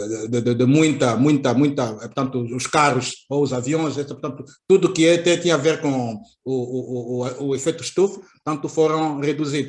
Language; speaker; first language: Portuguese; native; Portuguese